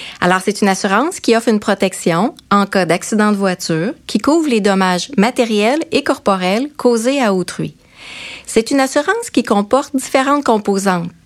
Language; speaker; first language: French; native; French